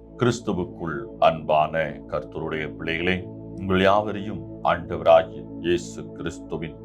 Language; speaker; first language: Tamil; native; Tamil